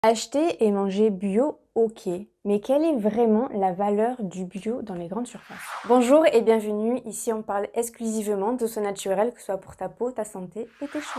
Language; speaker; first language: French; native; French